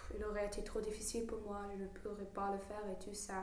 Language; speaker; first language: French; non-native, fluent; English